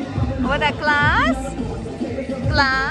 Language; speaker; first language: Russian; native; Russian